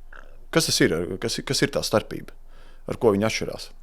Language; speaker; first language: Latvian; native; Latvian